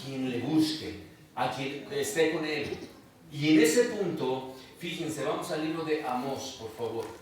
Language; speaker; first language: Spanish; native; Spanish